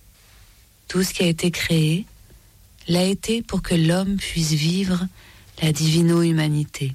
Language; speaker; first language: French; native; French